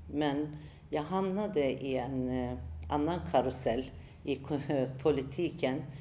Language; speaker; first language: Swedish; non-native, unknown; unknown